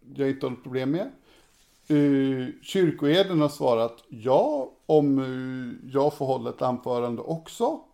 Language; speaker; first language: Swedish; native; Swedish